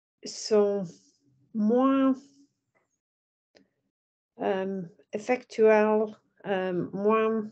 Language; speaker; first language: French; non-native, learner; English